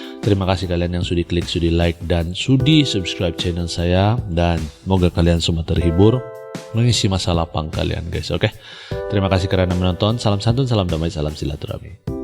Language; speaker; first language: Malay; native; Malay